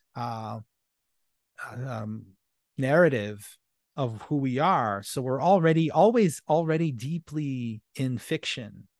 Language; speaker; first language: English; non-native, fluent; French